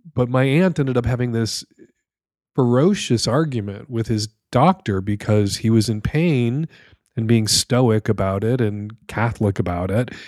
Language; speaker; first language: English; native; English